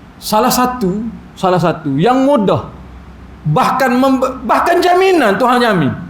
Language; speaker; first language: Malay; native; Malay